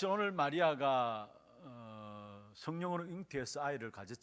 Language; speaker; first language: Korean; native; Korean